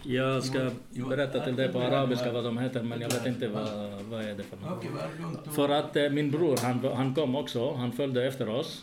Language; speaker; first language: Swedish; non-native, fluent; Arabic